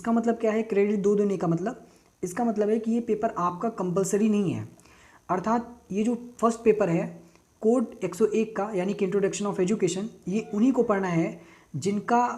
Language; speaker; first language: Hindi; native; Hindi